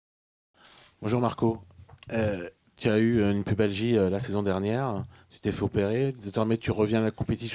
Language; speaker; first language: French; native; French